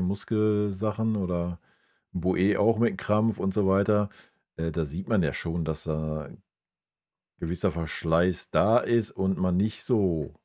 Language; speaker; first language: German; native; German